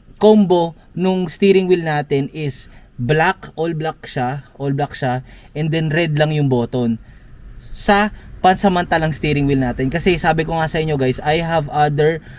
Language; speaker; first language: Filipino; native; Filipino